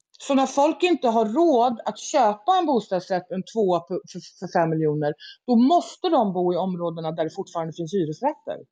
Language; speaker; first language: Swedish; native; Swedish